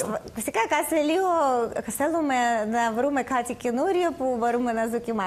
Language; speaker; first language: Greek; non-native, learner; Russian